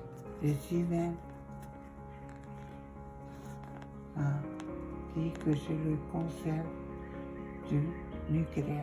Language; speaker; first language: French; non-native, local second language; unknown